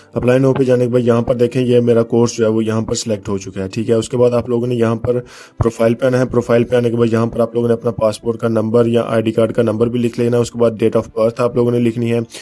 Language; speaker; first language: Urdu; native; Urdu